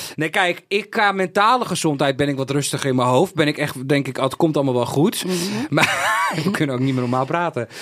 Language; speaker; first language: Dutch; native; Dutch